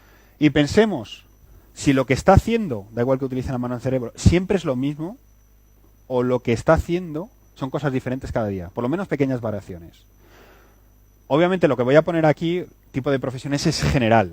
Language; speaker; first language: Spanish; native; Spanish